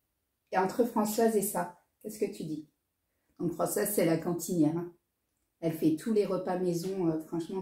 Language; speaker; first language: French; native; French